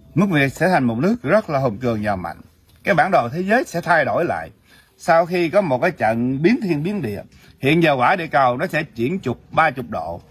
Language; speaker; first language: Vietnamese; early bilingual, heritage; Vietnamese